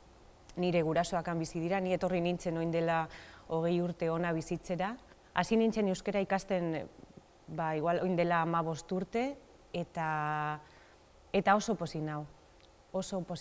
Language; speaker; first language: Basque; non-native, local second language; Spanish